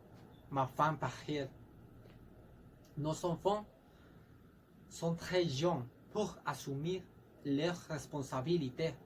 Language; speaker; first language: French; non-native, learner; Spanish